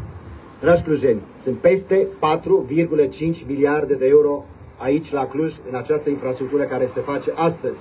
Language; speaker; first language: Romanian; native; Romanian